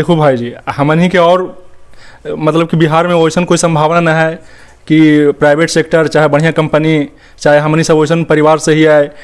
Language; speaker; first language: Hindi; native; Hindi